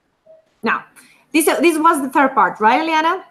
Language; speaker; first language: English; non-native, fluent; Spanish